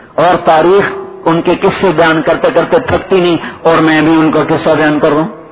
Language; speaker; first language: Urdu; non-native, local second language; Saraiki